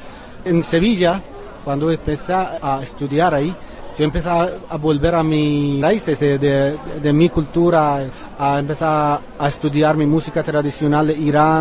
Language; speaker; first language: Spanish; non-native, fluent; Persian